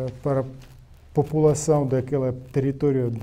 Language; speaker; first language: Portuguese; non-native, learner; Ukrainian